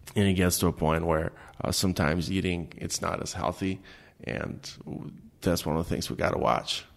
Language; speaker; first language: English; non-native, fluent; Albanian